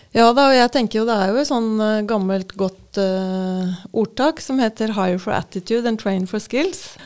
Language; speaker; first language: Norwegian; native; Norwegian